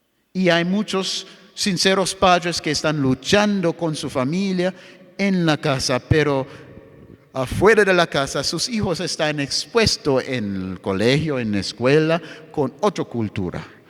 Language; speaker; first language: Spanish; non-native, fluent; English